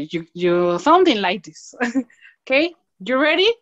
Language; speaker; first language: English; non-native, learner; Spanish